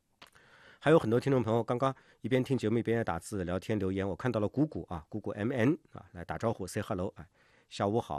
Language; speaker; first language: Chinese; native; Chinese